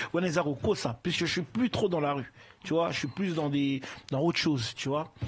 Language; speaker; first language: French; early bilingual, other home language; Lingala